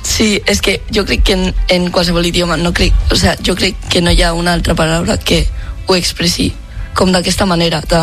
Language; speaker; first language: Catalan; non-native, local second language; Spanish